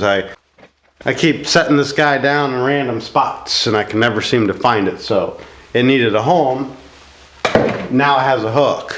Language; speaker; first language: English; native; English